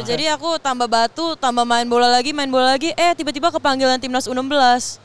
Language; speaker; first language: Indonesian; native; Indonesian